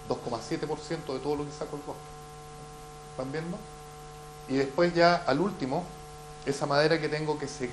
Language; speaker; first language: Spanish; native; Spanish